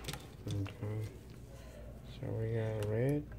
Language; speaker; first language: English; non-native, fluent; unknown